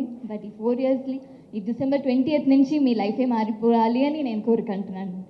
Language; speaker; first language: Telugu; non-native, local second language; Tamil